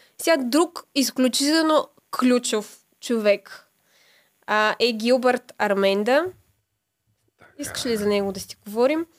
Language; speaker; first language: Bulgarian; native; Bulgarian